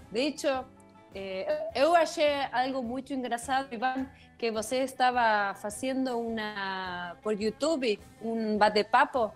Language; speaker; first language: Portuguese; non-native, learner; Spanish